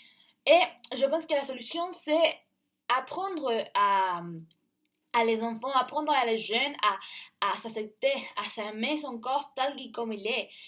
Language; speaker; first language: French; non-native, learner; Spanish